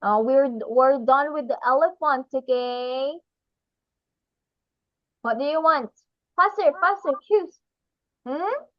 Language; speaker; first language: English; non-native, local second language; Filipino